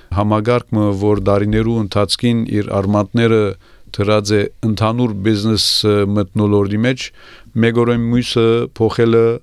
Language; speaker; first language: Armenian; early bilingual, heritage; Armenian